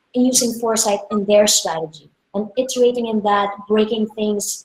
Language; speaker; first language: English; non-native, local second language; Filipino